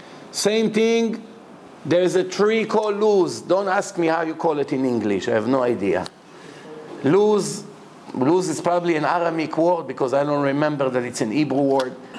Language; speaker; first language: English; non-native, fluent; Hebrew